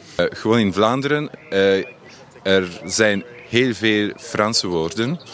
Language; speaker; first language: Dutch; non-native, local second language; French